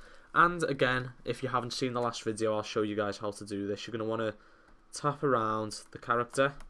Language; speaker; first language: English; native; English